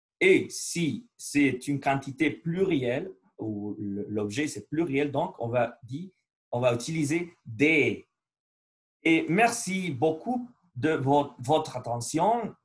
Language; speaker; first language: French; non-native, learner; Spanish